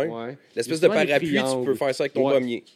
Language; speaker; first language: French; native; French